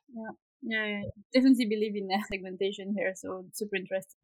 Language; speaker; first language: English; non-native, fluent; Swedish